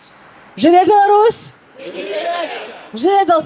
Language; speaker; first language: Polish; non-native, fluent; Belarusian